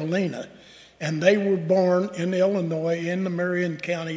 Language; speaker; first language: English; native; English